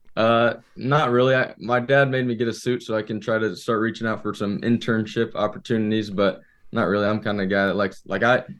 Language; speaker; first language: English; native; English